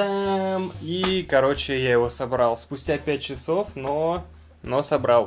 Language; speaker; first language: Russian; native; Russian